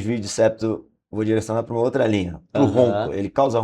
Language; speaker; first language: Portuguese; native; Portuguese